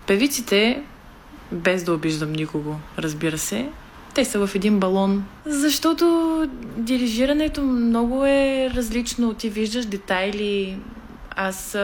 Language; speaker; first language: Bulgarian; native; Bulgarian